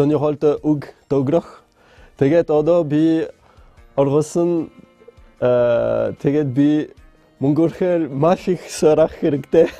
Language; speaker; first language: Mongolian; non-native, learner; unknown